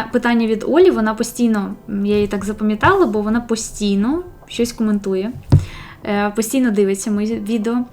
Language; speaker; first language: Ukrainian; non-native, local second language; Russian